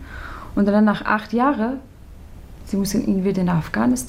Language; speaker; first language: German; non-native, learner; Persian